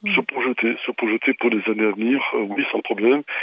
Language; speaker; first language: French; native; French